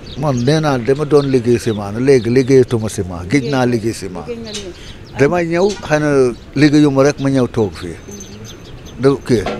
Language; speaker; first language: Wolof; non-native, local second language; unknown